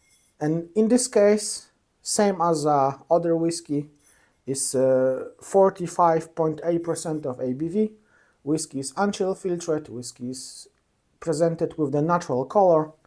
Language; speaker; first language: English; non-native, fluent; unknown